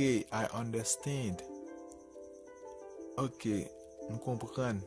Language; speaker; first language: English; non-native, fluent; Haitian Creole